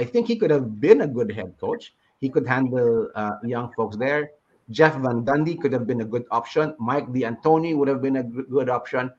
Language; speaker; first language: English; non-native, local second language; Filipino